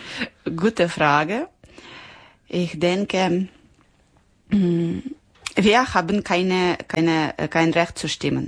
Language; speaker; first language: German; non-native, learner; Ukrainian